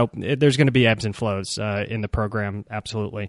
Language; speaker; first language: English; native; English